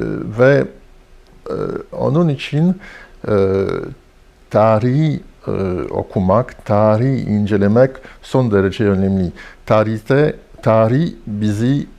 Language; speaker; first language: Turkish; non-native, fluent; French